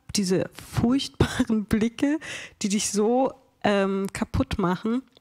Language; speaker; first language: German; native; German